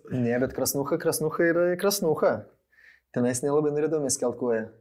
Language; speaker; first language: Lithuanian; native; Lithuanian